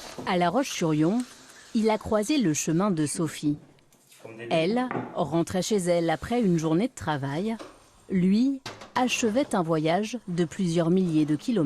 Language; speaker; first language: French; native; French